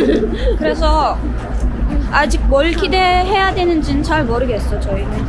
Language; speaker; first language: Korean; non-native, fluent; Turkmen